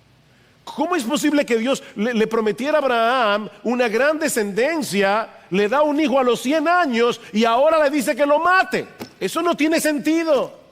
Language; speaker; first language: Spanish; native; Spanish